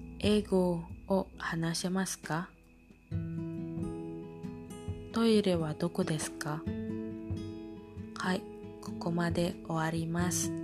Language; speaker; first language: Japanese; non-native, learner; Indonesian